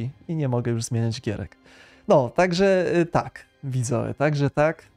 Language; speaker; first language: Polish; native; Polish